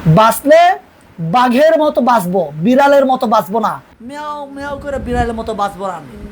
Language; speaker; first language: Bangla; non-native, local second language; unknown